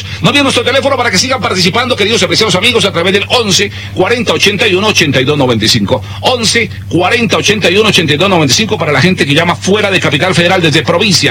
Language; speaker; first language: Spanish; native; Spanish